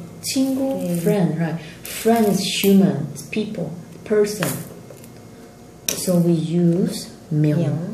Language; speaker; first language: English; non-native, fluent; Korean